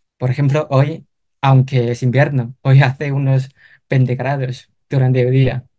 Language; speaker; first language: Spanish; non-native, fluent; Cantonese